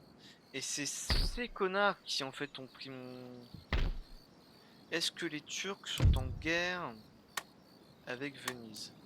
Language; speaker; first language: French; native; French